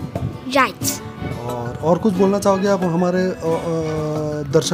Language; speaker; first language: Hindi; native; Hindi